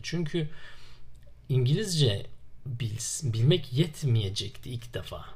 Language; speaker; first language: Turkish; native; Turkish